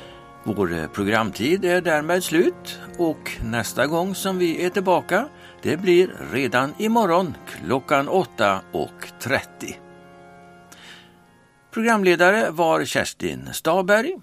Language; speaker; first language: Swedish; native; Swedish